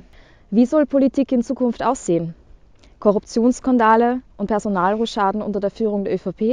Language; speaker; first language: German; native; German